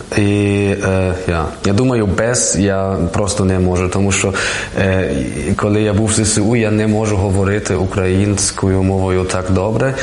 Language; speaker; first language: Ukrainian; non-native, learner; German